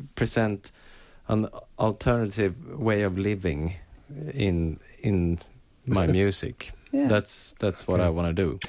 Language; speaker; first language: English; non-native, fluent; Swedish